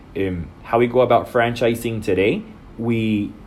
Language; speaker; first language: English; non-native, fluent; Spanish